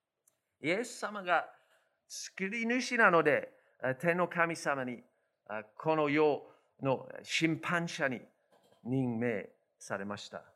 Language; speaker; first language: Japanese; non-native, fluent; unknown